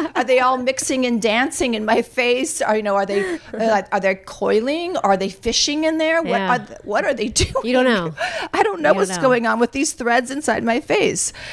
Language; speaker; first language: English; native; English